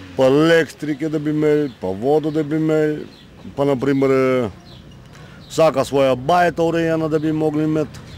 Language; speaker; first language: Slovenian; non-native, local second language; Romany